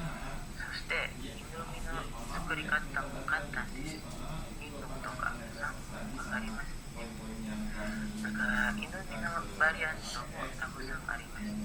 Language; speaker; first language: Japanese; non-native, learner; Indonesian